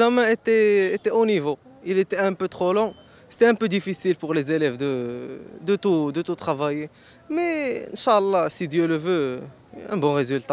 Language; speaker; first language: French; non-native, local second language; Arabic